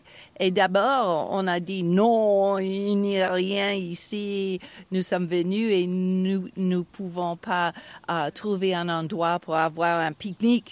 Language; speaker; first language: French; non-native, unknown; English